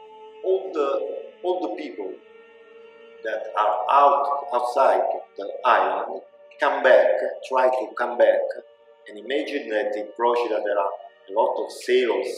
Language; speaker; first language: English; non-native, learner; Italian